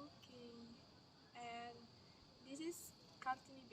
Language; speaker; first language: English; non-native, learner; Indonesian